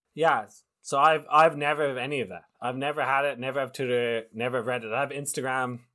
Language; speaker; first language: English; native; English